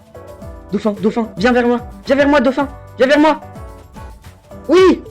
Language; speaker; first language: French; native; French